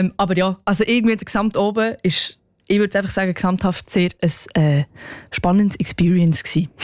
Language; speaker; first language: German; native; German